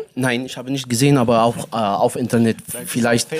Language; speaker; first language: German; non-native, learner; Arabic